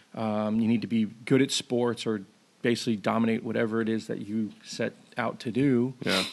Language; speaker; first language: English; native; English